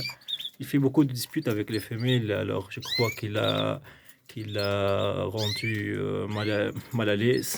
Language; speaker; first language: French; non-native, fluent; Arabic